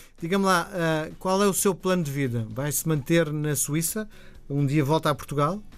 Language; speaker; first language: Portuguese; native; Portuguese